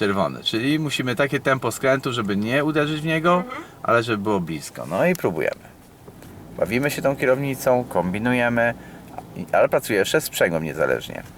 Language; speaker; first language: Polish; native; Polish